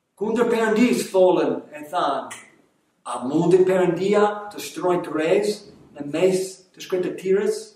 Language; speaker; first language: Albanian; non-native, fluent; English